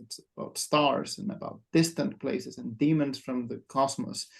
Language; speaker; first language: English; non-native, fluent; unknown